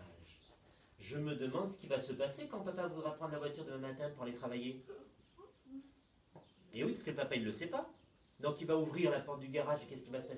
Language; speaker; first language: French; native; French